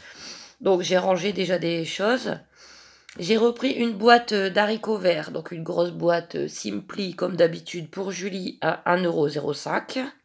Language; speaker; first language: French; native; French